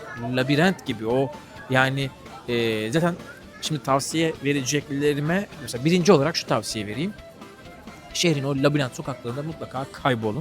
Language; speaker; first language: Turkish; native; Turkish